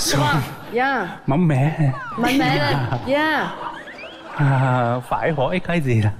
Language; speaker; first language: Vietnamese; non-native, learner; Japanese